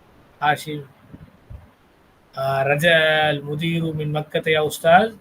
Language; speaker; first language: Arabic; non-native, fluent; Tamil